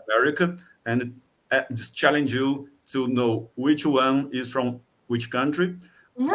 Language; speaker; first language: English; non-native, fluent; Portuguese